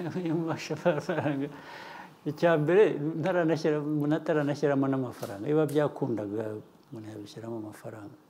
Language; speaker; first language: Kinyarwanda; early bilingual, heritage; Kinyarwanda